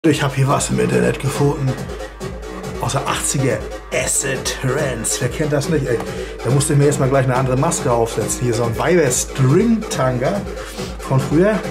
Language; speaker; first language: German; native; German